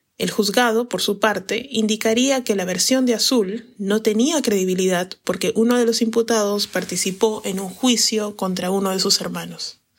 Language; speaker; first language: Spanish; native; Spanish